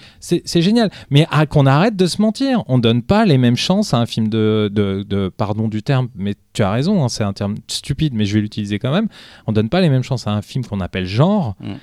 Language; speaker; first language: French; early bilingual, other home language; Portuguese